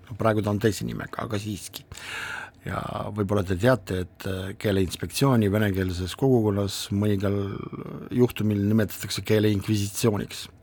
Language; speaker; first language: Estonian; non-native, local second language; Russian